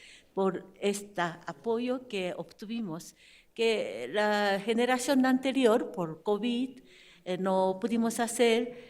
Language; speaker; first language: Spanish; non-native, fluent; Japanese